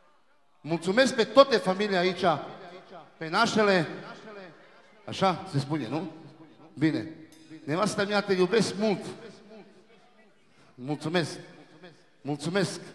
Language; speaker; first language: Romanian; non-native, learner; Serbian